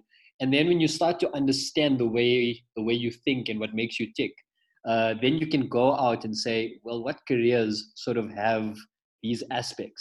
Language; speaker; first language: English; native; English